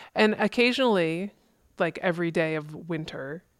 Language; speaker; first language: English; native; English